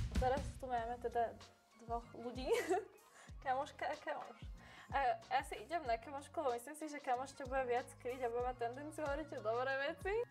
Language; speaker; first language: Slovak; non-native, fluent; Albanian